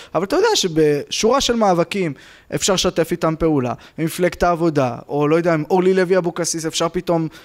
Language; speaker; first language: Hebrew; native; Hebrew